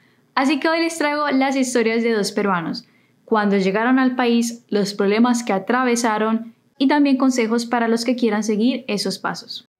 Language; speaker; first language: Spanish; native; Spanish